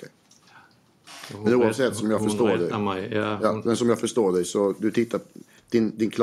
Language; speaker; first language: Swedish; native; Swedish